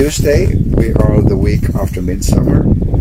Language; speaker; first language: English; non-native, fluent; Swedish